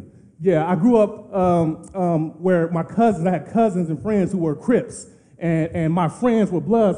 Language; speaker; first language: English; native; English